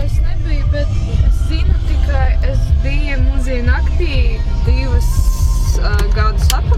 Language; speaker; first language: Latvian; non-native, local second language; Russian